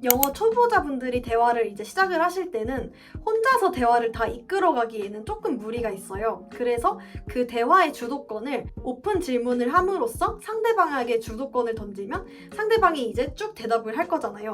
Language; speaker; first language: Korean; native; Korean